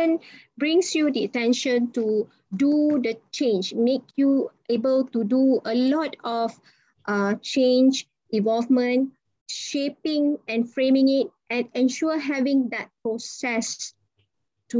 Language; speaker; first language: English; non-native, local second language; Malay